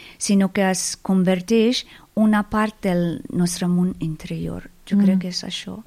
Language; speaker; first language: Catalan; non-native, fluent; Persian